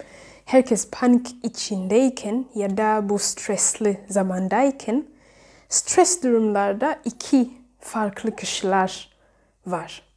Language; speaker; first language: Turkish; non-native, learner; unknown